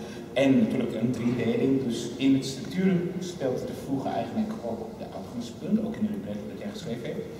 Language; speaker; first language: Dutch; non-native, fluent; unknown